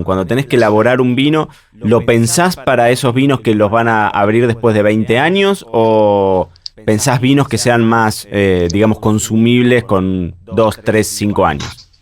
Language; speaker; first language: Spanish; native; Spanish